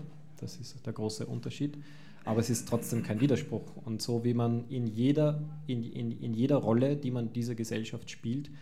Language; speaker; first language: German; native; German